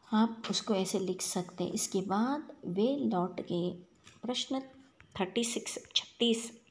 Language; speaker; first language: Hindi; non-native, local second language; Kannada